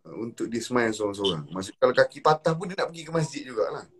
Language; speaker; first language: Malay; native; Malay